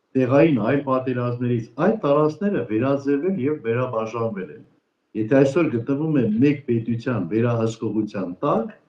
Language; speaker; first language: Armenian; native; Armenian